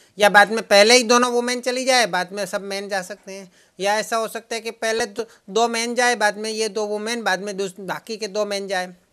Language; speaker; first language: Hindi; non-native, local second language; Gujarati